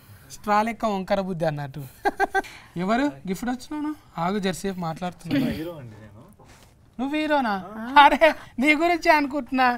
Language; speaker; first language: Telugu; native; Telugu